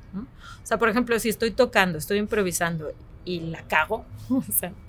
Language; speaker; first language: Spanish; native; Spanish